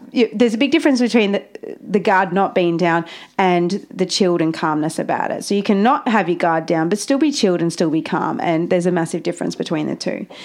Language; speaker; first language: English; native; English